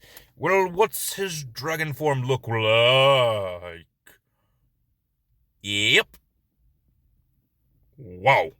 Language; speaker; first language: English; native; English